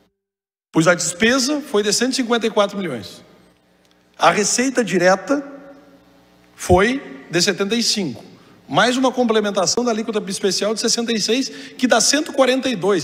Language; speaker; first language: Portuguese; native; Portuguese